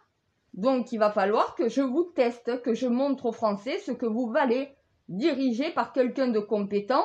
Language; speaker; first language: French; native; French